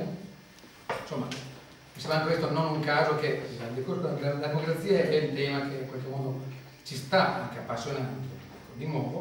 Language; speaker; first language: Italian; native; Italian